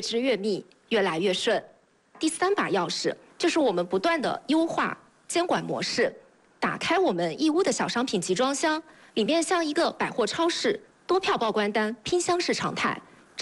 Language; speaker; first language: Chinese; native; Chinese